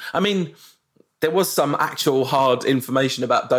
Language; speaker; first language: English; native; English